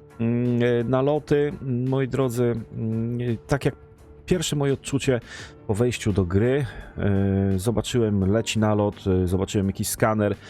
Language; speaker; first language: Polish; native; Polish